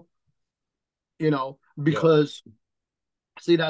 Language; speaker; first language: English; non-native, learner; Chinese